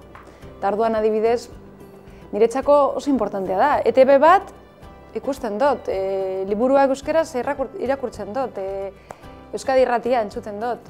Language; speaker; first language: Basque; non-native, local second language; Spanish